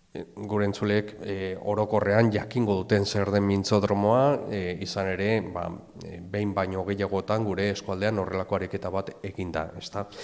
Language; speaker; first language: Basque; native; Basque